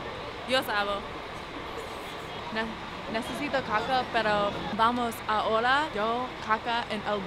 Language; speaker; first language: Spanish; non-native, learner; English